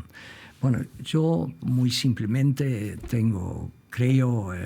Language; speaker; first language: Spanish; non-native, fluent; Dutch